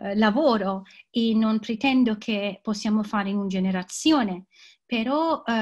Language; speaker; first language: Italian; non-native, fluent; English